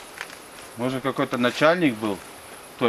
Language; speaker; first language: Russian; non-native, fluent; Latvian